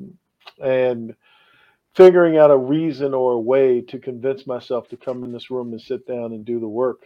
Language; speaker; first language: English; native; English